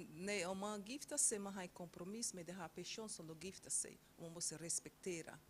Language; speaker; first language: Swedish; non-native, fluent; Portuguese